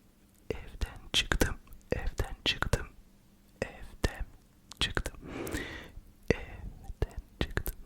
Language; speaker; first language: Turkish; early bilingual, heritage; Turkish